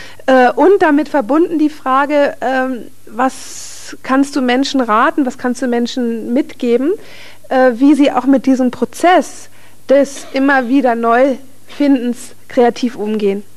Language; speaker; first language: German; native; German